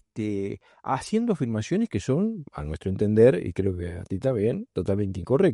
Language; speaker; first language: Spanish; native; Spanish